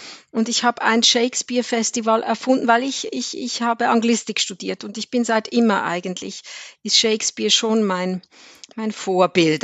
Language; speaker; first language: German; native; German